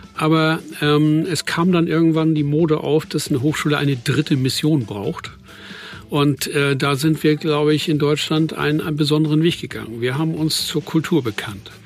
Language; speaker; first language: German; native; German